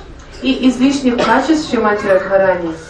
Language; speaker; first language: Russian; native; Russian